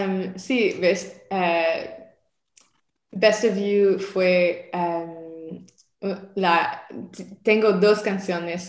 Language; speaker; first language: Spanish; non-native, learner; French